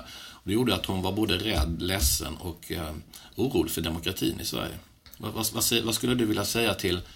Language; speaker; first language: Swedish; native; Swedish